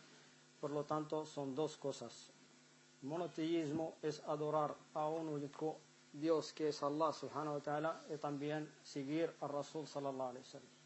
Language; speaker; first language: Spanish; non-native, fluent; Arabic